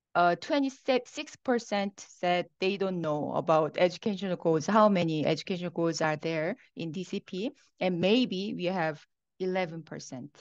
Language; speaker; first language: English; non-native, fluent; Korean